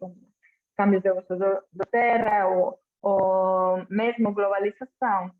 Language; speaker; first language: Portuguese; non-native, fluent; Catalan